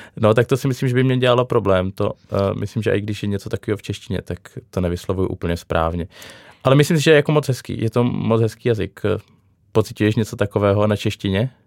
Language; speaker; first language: Czech; native; Czech